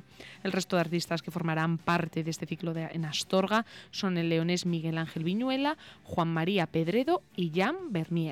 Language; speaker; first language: Spanish; native; Spanish